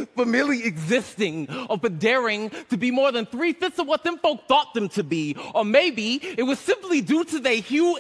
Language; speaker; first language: English; native; English